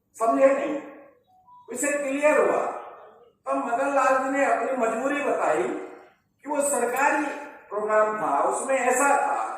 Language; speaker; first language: Hindi; native; Hindi